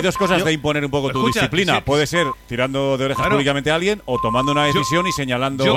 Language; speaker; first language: Spanish; native; Spanish